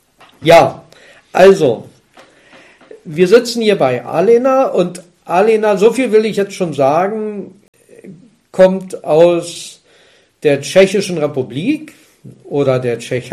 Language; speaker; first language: German; native; German